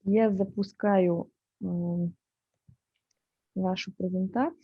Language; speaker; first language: Russian; native; Russian